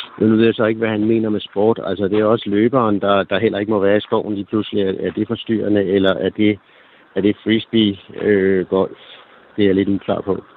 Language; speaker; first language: Danish; native; Danish